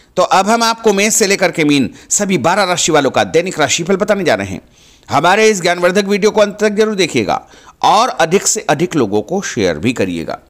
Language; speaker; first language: Hindi; native; Hindi